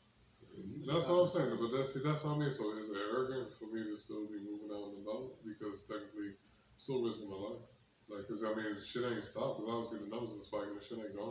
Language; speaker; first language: English; native; English